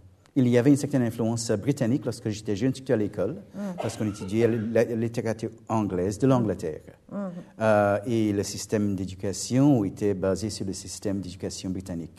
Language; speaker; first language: French; non-native, fluent; English